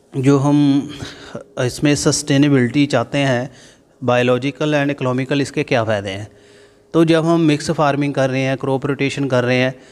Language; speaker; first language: Hindi; non-native, local second language; Punjabi